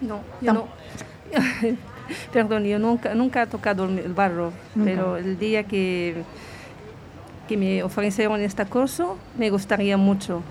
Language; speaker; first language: Spanish; non-native, learner; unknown